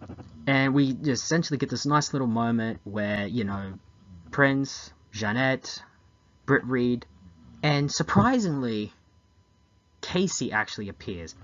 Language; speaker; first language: English; native; English